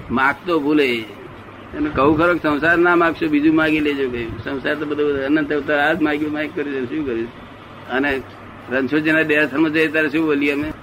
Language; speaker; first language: Gujarati; native; Gujarati